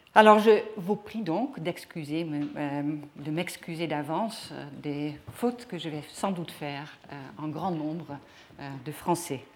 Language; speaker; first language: French; non-native, fluent; Dutch